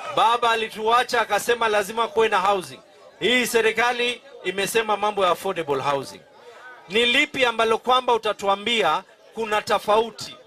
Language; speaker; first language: Swahili; native; Swahili